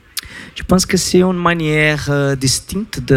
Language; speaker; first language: French; non-native, learner; Portuguese